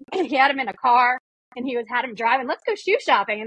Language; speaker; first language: English; native; English